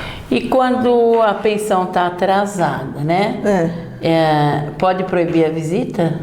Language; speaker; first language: Portuguese; native; Portuguese